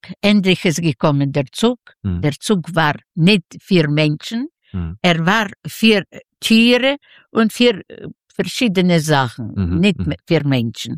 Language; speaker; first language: German; non-native, learner; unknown